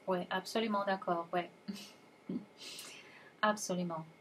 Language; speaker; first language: French; non-native, fluent; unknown